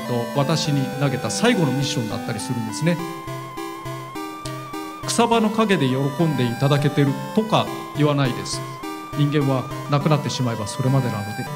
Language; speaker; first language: Japanese; native; Japanese